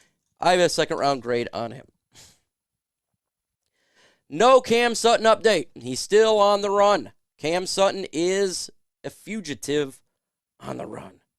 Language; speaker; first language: English; native; English